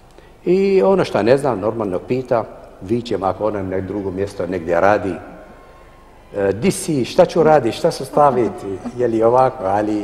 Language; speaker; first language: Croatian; non-native, fluent; Arabic